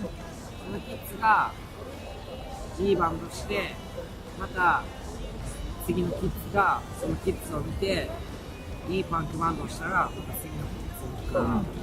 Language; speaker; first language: Japanese; native; Japanese